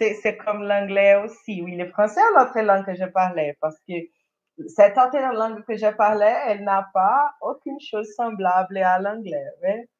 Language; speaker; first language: French; non-native, fluent; Portuguese